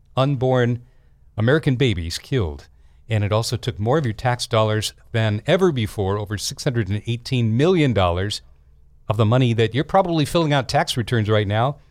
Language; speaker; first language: English; native; English